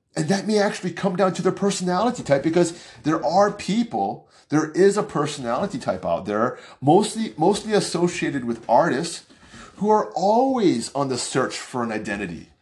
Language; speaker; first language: English; early bilingual, other home language; Chinese